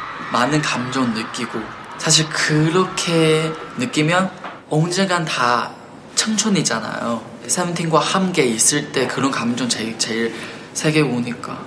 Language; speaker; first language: Korean; non-native, fluent; Chinese